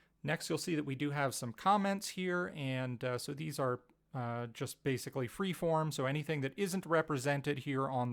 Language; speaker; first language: English; native; English